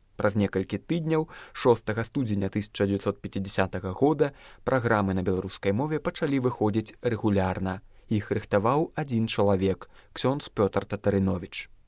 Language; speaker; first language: Belarusian; native; Belarusian